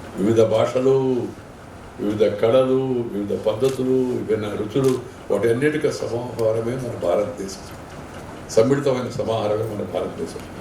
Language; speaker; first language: Telugu; native; Telugu